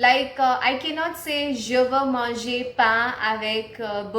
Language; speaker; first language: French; non-native, fluent; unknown